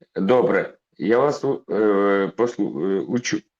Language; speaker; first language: Russian; native; Russian